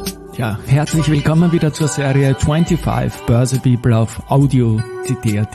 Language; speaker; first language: German; native; German